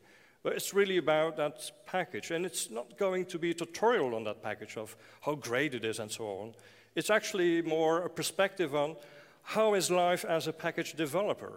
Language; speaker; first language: English; non-native, fluent; Dutch